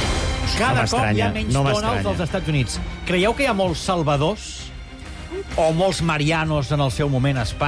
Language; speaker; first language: Catalan; native; Catalan